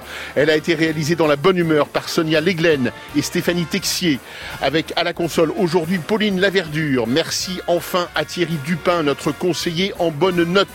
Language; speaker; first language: French; native; French